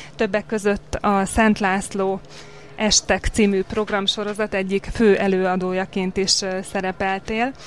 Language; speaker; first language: Hungarian; native; Hungarian